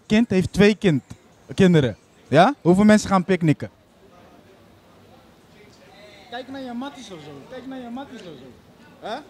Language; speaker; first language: Dutch; native; Dutch